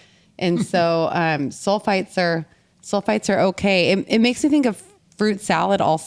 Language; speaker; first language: English; native; English